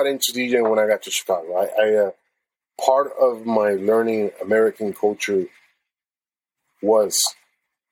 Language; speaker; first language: English; non-native, fluent; Spanish